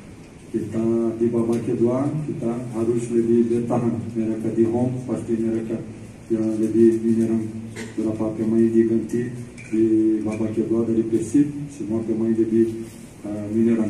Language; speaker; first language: Indonesian; non-native, learner; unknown